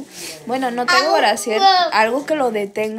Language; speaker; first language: Spanish; native; Spanish